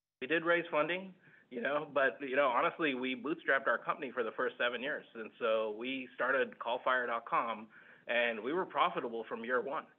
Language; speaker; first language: English; early bilingual, other home language; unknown